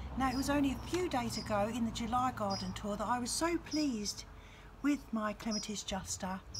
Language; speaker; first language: English; native; English